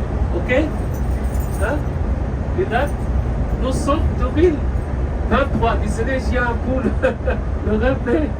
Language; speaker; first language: French; non-native, learner; Arabic